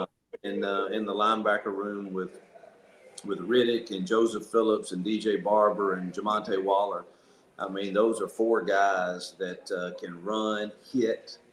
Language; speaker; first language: English; native; English